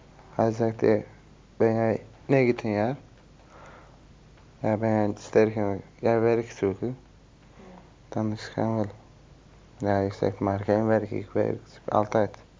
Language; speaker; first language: Dutch; non-native, learner; Turkish